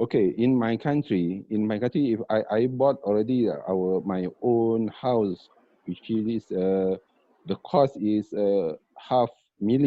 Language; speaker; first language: English; non-native, learner; Malay